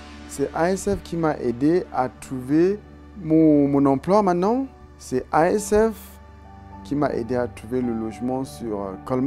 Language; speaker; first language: French; non-native, fluent; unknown